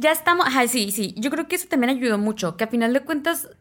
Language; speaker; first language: Spanish; native; Spanish